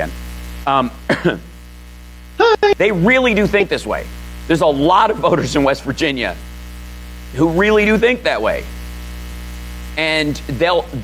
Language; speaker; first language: English; native; English